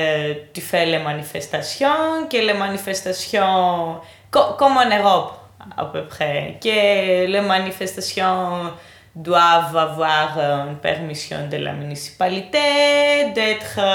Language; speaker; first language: French; non-native, fluent; Greek